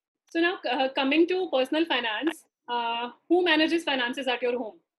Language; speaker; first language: English; non-native, local second language; Hindi